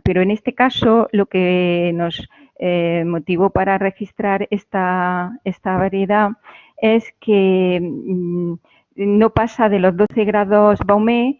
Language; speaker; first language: Spanish; native; Spanish